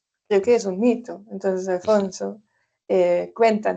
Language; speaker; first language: Spanish; non-native, fluent; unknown